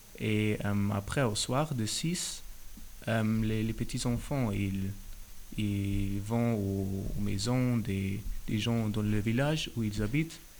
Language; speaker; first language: French; non-native, fluent; German